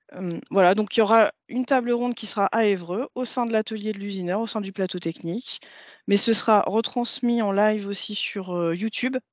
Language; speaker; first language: French; native; French